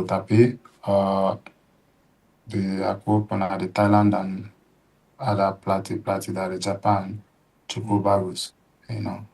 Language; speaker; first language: Indonesian; non-native, fluent; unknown